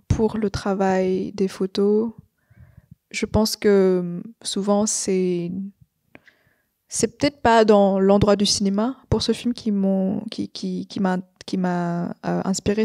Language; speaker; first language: French; non-native, fluent; Vietnamese